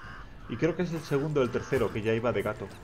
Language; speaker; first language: Spanish; native; Spanish